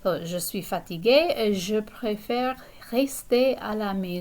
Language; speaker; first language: French; non-native, fluent; English